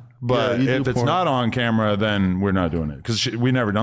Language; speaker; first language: English; native; English